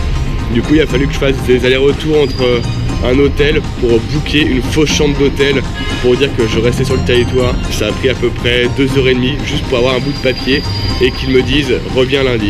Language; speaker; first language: French; native; French